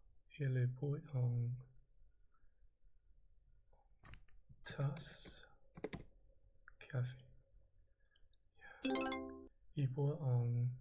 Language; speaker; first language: French; non-native, learner; English